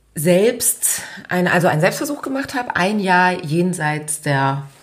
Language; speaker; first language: German; native; German